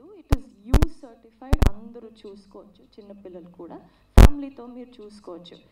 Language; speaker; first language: Telugu; non-native, learner; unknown